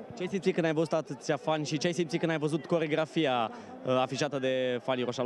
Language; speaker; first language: Romanian; native; Romanian